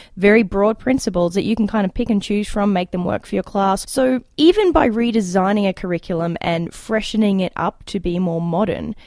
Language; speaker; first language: English; native; English